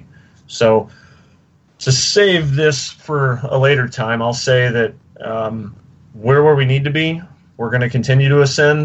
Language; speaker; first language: English; native; English